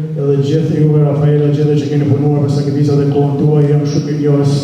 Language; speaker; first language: Albanian; early bilingual, other home language; English